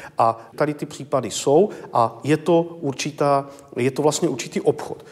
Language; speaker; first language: Czech; native; Czech